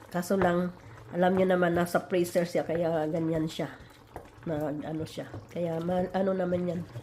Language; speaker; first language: Filipino; non-native, local second language; Cebuano